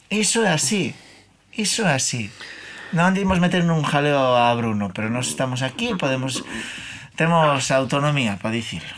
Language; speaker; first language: Galician; non-native, local second language; Spanish